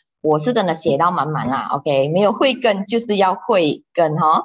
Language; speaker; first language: Chinese; native; Chinese